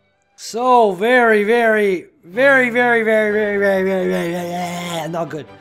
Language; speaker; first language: English; native; English